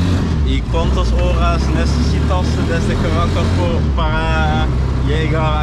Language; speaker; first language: Spanish; non-native, learner; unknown